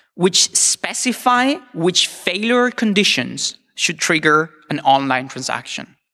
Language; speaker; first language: English; non-native, fluent; Italian